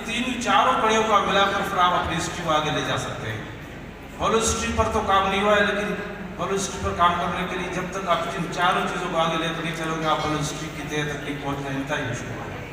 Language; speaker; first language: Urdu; non-native, local second language; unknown